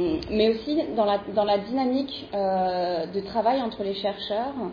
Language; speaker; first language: French; native; French